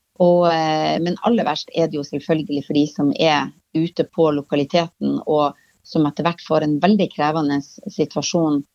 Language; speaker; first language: Norwegian; native; Norwegian